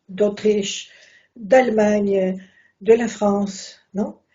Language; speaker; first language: French; non-native, fluent; Spanish